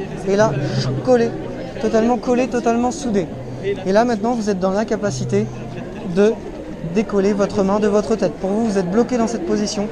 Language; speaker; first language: French; native; French